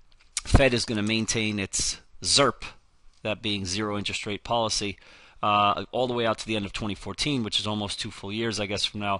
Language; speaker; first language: English; native; English